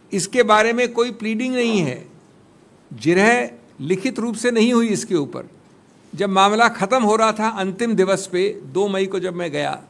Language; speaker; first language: Hindi; native; Hindi